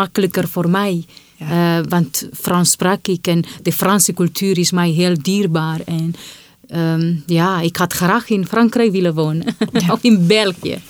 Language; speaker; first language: Dutch; non-native, fluent; Romanian